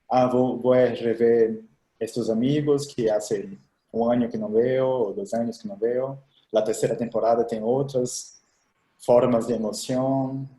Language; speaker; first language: Spanish; non-native, fluent; Portuguese